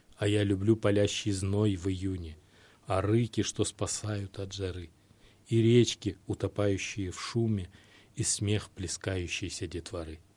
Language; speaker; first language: Kyrgyz; non-native, local second language; Uzbek